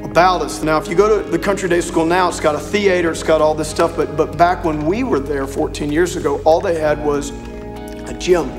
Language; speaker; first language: English; native; English